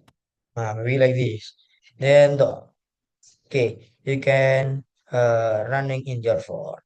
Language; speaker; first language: English; non-native, learner; Indonesian